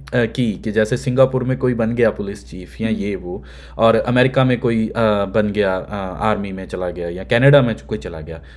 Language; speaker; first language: Hindi; native; Hindi